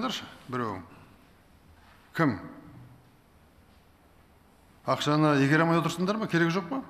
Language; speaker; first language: Russian; non-native, local second language; Kazakh